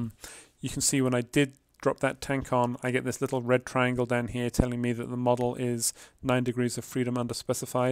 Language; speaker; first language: English; native; English